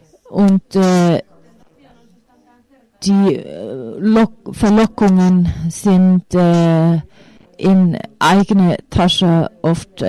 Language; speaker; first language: German; non-native, fluent; Finnish